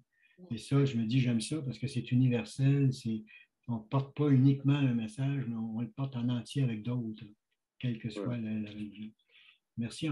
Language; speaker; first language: French; native; French